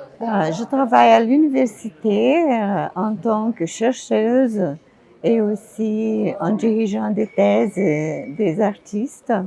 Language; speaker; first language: French; non-native, fluent; Portuguese